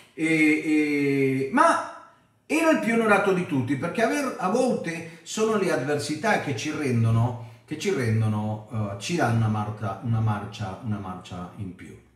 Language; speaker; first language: Italian; non-native, fluent; Spanish